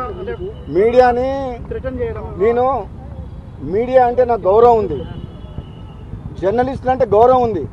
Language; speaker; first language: Telugu; native; Telugu